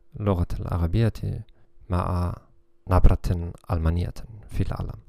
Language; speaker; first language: Arabic; non-native, learner; German